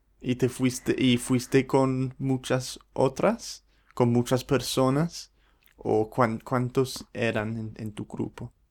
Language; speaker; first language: Spanish; non-native, fluent; English